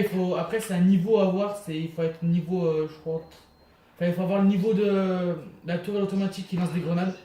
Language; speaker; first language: French; native; French